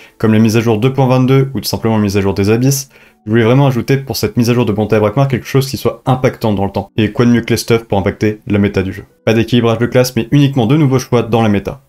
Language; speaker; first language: French; native; French